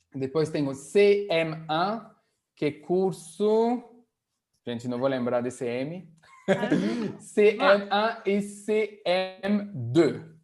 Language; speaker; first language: Portuguese; non-native, fluent; French